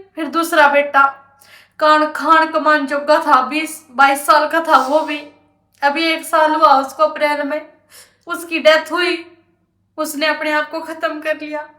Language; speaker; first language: Hindi; native; Hindi